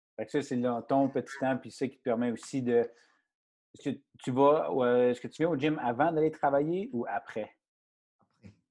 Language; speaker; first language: French; native; French